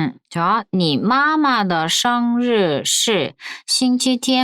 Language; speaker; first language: Chinese; non-native, fluent; Korean